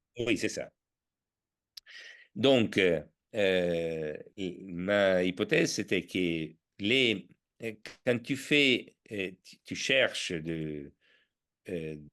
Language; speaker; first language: French; non-native, fluent; Italian